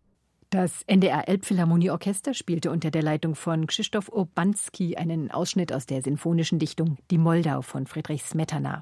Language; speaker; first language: German; native; German